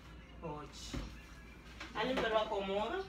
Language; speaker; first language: Spanish; native; Spanish